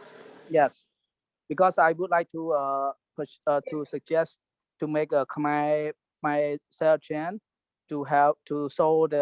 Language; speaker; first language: English; non-native, learner; Khmer